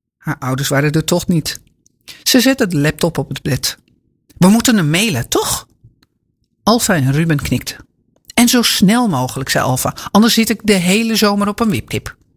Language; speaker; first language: Dutch; native; Dutch